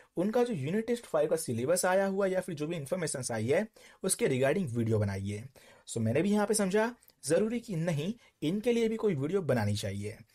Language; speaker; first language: Hindi; non-native, local second language; Gujarati